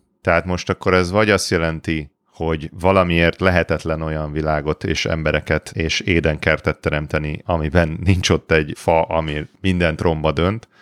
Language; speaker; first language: Hungarian; native; Hungarian